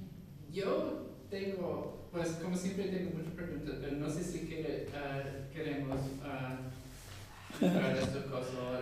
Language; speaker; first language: Spanish; non-native, fluent; English